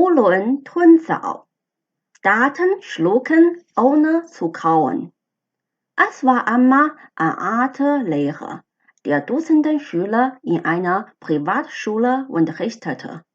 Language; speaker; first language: German; non-native, fluent; Chinese